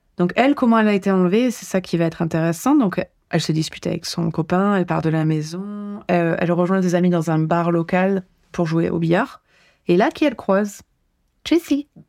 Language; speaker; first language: French; native; French